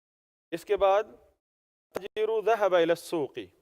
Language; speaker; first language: Arabic; non-native, fluent; Urdu